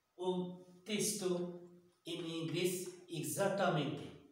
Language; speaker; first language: Portuguese; non-native, learner; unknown